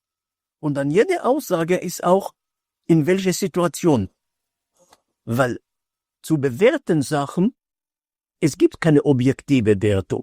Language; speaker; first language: German; non-native, fluent; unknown